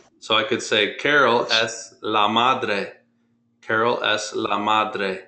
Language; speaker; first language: Spanish; non-native, fluent; English